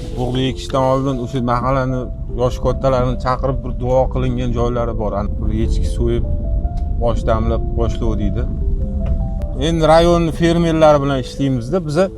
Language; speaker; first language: Uzbek; native; Uzbek